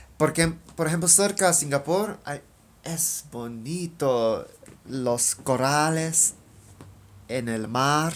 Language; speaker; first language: Spanish; non-native, learner; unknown